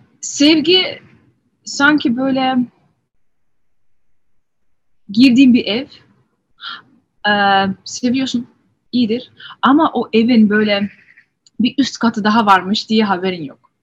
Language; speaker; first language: Turkish; early bilingual, heritage; Turkish